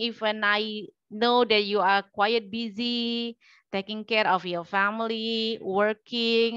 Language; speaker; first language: English; non-native, learner; Indonesian